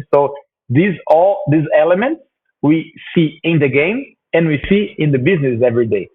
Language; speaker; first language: English; non-native, fluent; Portuguese